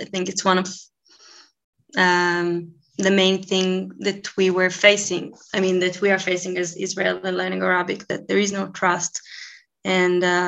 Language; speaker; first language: English; non-native, fluent; Hebrew